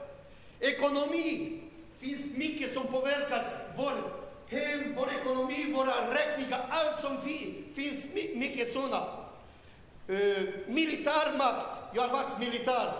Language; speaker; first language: Swedish; non-native, learner; Romanian